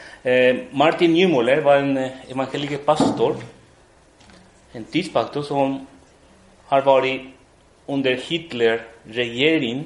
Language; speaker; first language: Swedish; non-native, fluent; Spanish